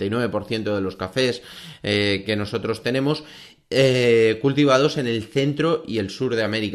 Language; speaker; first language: Spanish; native; Spanish